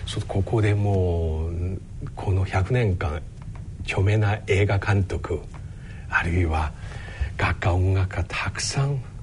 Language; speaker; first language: Japanese; non-native, fluent; Chinese